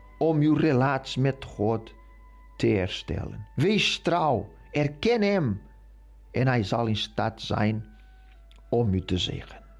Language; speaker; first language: Dutch; non-native, fluent; Portuguese